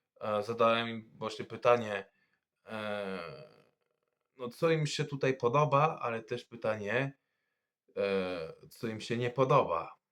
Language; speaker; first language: Polish; non-native, fluent; French